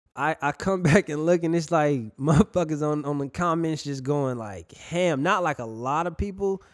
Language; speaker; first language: English; native; English